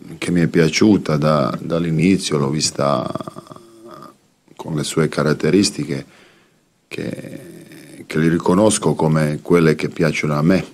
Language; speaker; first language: Italian; non-native, fluent; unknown